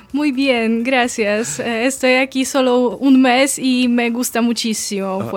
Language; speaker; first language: Spanish; non-native, fluent; Polish